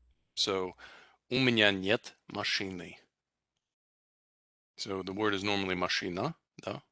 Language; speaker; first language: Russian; non-native, fluent; English